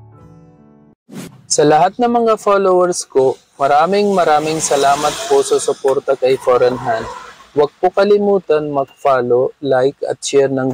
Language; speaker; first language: Filipino; non-native, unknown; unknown